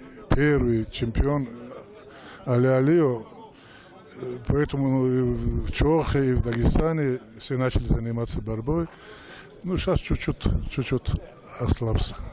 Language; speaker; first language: Russian; non-native, local second language; Avaric